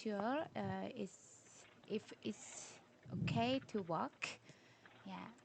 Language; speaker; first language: English; non-native, learner; Korean